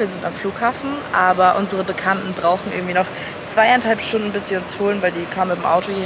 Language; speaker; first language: German; native; German